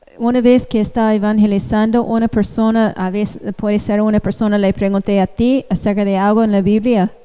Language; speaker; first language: Spanish; non-native, fluent; English